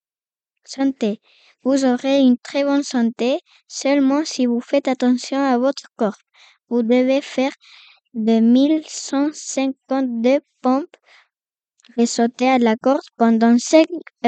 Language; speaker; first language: French; non-native, fluent; Spanish